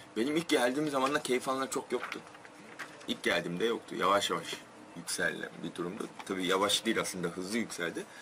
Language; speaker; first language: Turkish; non-native, fluent; Korean